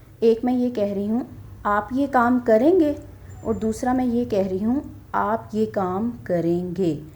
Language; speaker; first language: Urdu; native; Urdu